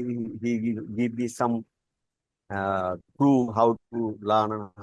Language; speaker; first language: English; non-native, learner; Bangla